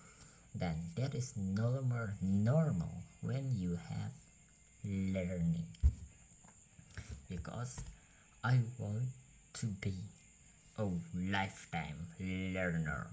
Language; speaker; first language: English; non-native, learner; Indonesian